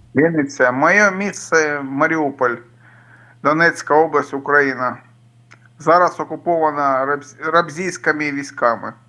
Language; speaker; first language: Ukrainian; non-native, local second language; Russian